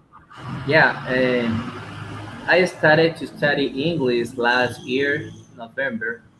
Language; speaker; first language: English; non-native, learner; Spanish